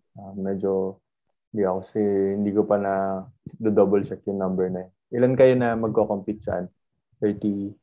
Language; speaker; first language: Filipino; native; Filipino